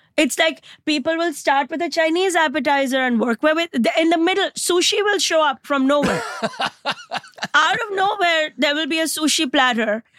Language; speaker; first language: English; non-native, local second language; Gujarati